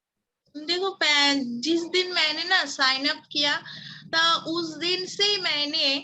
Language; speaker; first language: Hindi; non-native, local second language; Bangla